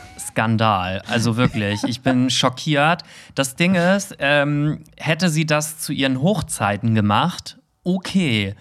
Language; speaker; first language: German; native; German